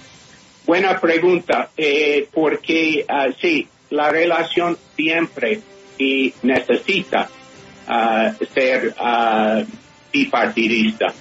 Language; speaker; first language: Spanish; non-native, fluent; English